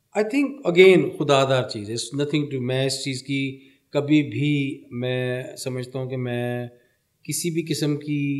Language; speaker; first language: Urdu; early bilingual, heritage; Punjabi